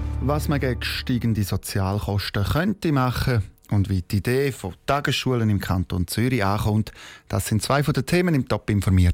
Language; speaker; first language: German; native; German